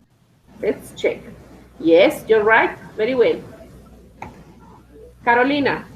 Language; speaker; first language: English; non-native, fluent; Spanish